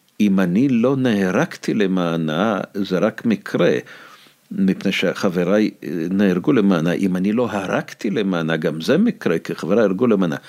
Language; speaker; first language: Hebrew; non-native, fluent; Russian